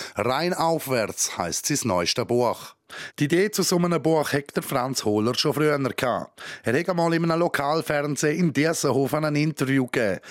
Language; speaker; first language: German; native; German